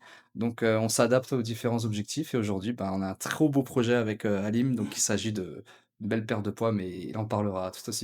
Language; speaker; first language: French; native; French